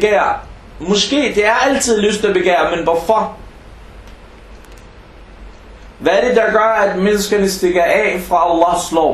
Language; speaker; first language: Danish; non-native, fluent; Arabic